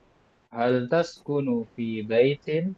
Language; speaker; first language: Arabic; non-native, fluent; Indonesian